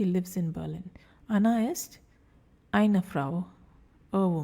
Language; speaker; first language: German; non-native, fluent; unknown